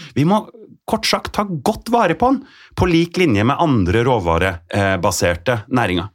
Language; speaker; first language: Norwegian; native; Norwegian